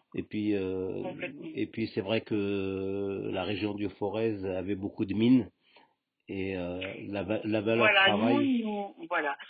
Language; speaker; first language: French; native; French